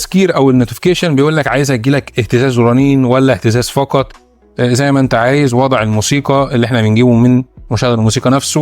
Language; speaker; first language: Arabic; native; Arabic